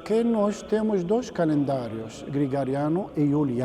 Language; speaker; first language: Portuguese; non-native, learner; Arabic